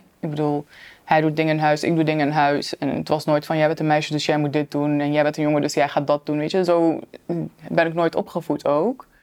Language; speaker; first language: Dutch; early bilingual, other home language; Turkish